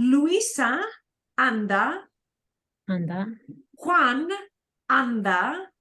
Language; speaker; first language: Spanish; non-native, fluent; English